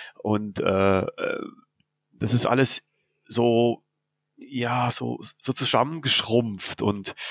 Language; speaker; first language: German; native; German